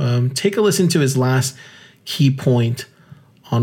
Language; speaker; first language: English; native; English